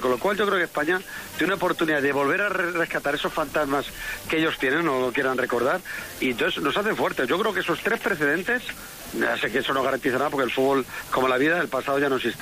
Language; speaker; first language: Spanish; native; Spanish